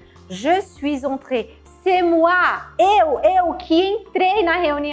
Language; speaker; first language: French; non-native, fluent; Portuguese